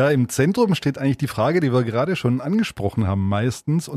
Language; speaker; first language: German; native; German